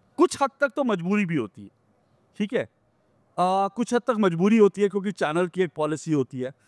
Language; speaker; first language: Hindi; native; Hindi